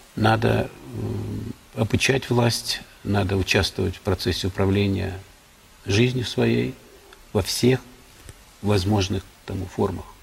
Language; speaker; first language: Russian; native; Russian